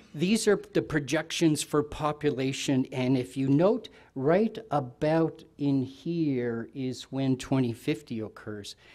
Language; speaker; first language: English; native; English